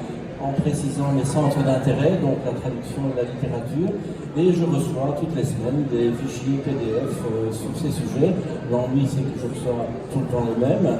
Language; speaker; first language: French; native; French